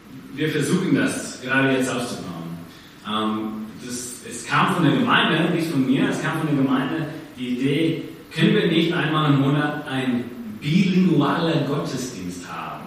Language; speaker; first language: German; non-native, fluent; English